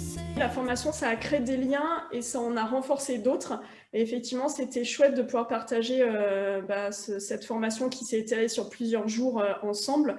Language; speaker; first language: French; native; French